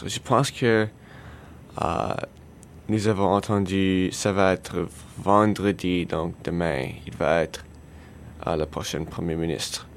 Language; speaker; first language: French; non-native, learner; English